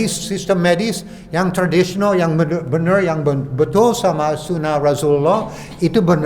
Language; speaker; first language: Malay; non-native, fluent; English